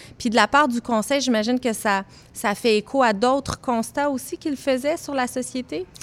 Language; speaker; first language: French; native; French